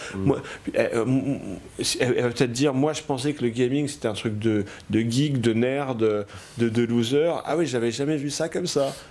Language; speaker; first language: French; native; French